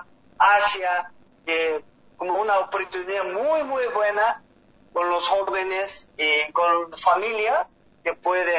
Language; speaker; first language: Spanish; non-native, learner; Korean